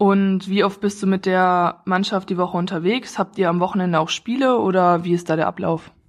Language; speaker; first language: German; native; German